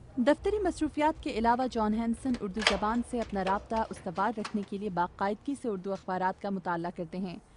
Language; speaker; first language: Urdu; native; Urdu